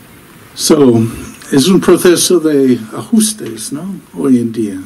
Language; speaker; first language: Spanish; non-native, fluent; English